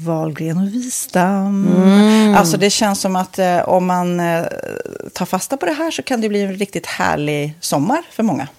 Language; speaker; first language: Swedish; native; Swedish